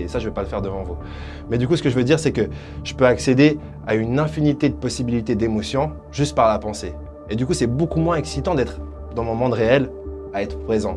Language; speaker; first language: French; native; French